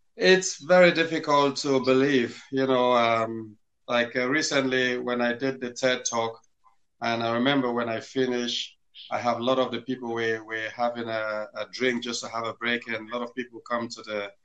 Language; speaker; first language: English; non-native, local second language; Krio